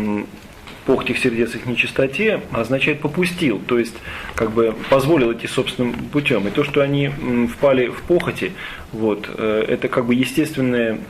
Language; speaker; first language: Russian; native; Russian